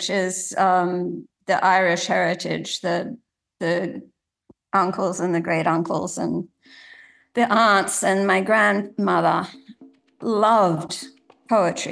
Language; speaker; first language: English; native; English